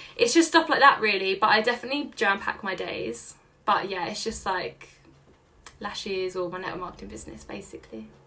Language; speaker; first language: English; native; English